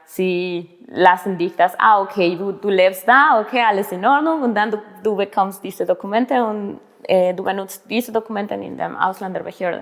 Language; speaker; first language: German; non-native, learner; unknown